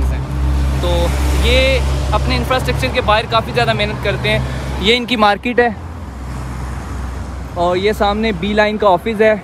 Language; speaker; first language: Urdu; non-native, local second language; Punjabi